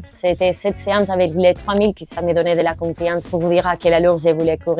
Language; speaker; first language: French; non-native, learner; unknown